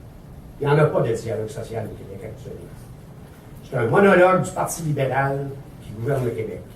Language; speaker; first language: French; native; French